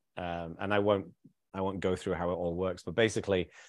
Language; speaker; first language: English; native; English